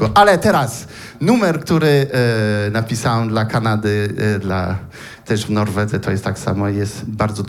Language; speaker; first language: Polish; non-native, learner; French